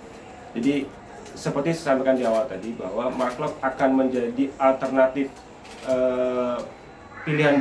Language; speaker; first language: Indonesian; native; Indonesian